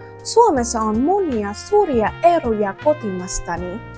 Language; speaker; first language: Finnish; non-native, learner; Vietnamese